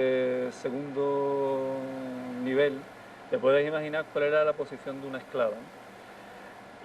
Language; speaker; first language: Spanish; native; Spanish